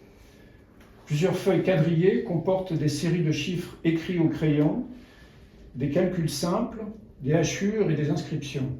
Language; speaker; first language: French; native; French